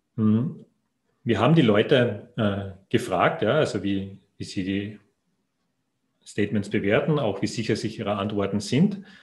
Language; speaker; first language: German; native; German